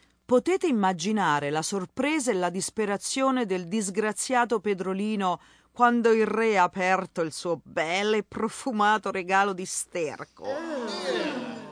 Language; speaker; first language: Italian; native; Italian